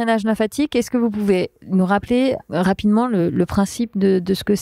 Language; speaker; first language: French; native; French